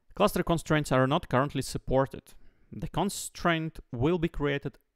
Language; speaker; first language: English; non-native, fluent; Latvian